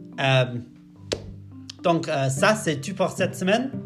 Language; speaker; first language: French; non-native, learner; English